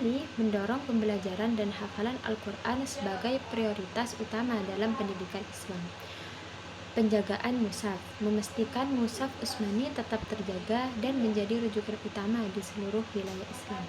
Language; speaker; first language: Indonesian; non-native, local second language; Madurese